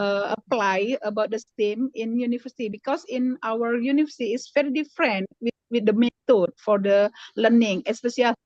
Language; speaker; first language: English; non-native, learner; Indonesian